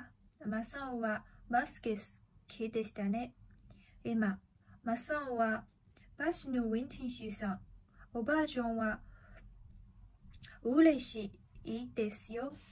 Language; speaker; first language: Japanese; non-native, learner; Chinese